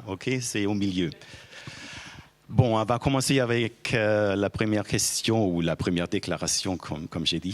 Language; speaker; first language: French; non-native, fluent; German